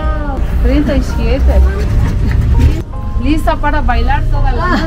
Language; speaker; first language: Spanish; non-native, fluent; Italian